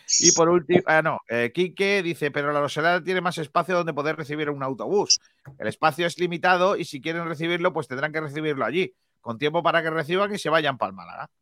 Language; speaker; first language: Spanish; native; Spanish